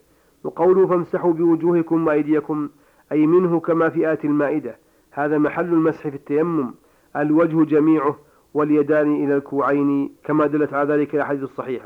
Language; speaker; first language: Arabic; native; Arabic